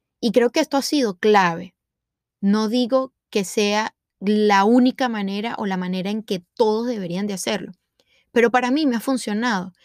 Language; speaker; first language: Spanish; native; Spanish